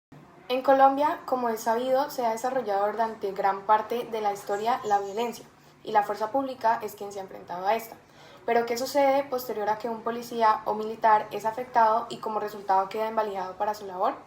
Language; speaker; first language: Spanish; native; Spanish